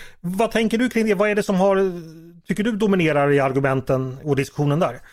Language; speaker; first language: Swedish; native; Swedish